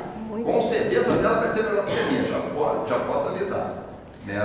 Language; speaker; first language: Portuguese; native; Portuguese